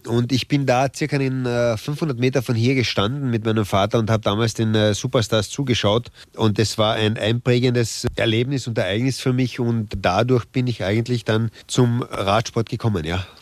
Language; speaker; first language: German; non-native, local second language; Slovenian